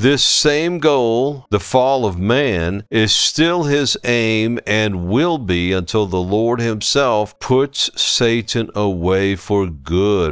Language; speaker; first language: English; native; English